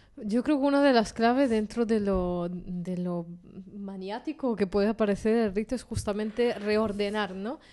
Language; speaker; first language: Spanish; non-native, fluent; Italian